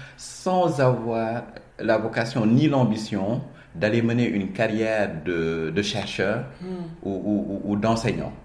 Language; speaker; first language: French; non-native, local second language; Wolof